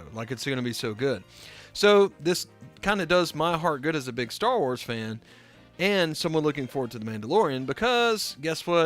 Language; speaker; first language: English; native; English